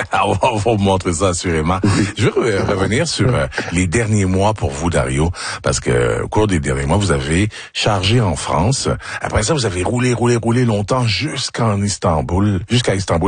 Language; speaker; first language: French; native; French